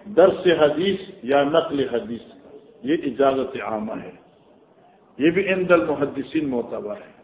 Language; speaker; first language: Urdu; non-native, local second language; Northern Hindko